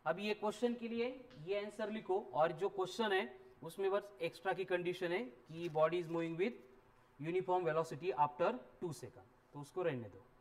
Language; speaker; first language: Hindi; non-native, local second language; Marathi